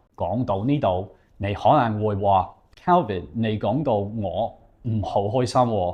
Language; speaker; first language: Cantonese; non-native, fluent; English